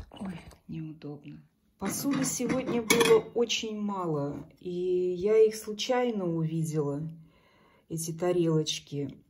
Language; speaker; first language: Russian; native; Russian